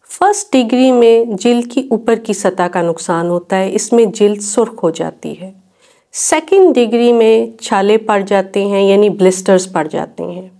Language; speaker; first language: Urdu; native; Urdu